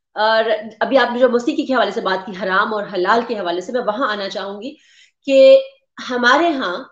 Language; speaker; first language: Urdu; native; Urdu